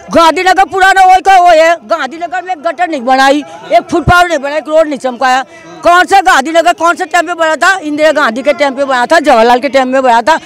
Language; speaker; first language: Hindi; non-native, local second language; Gujarati